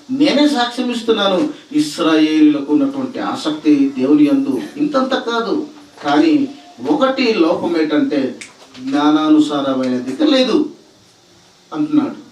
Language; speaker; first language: Telugu; non-native, local second language; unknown